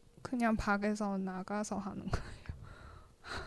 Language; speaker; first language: Korean; non-native, learner; Chinese